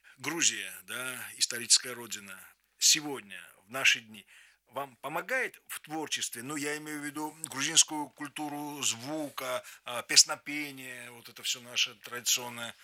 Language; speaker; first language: Russian; native; Russian